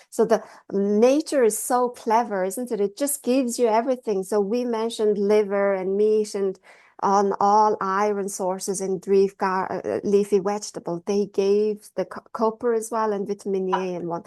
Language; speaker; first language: English; non-native, fluent; Mongolian